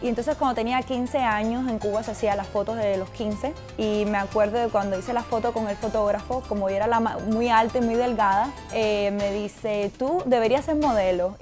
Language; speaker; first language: Spanish; native; Spanish